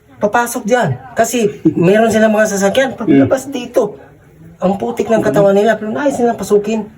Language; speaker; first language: Filipino; non-native, local second language; Cebuano